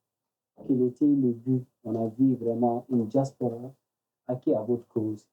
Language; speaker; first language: French; non-native, local second language; Soninke